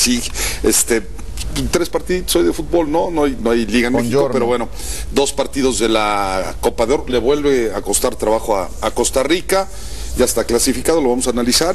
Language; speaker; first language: Spanish; native; Spanish